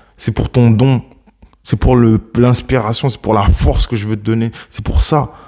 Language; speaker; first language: French; early bilingual, other home language; Akan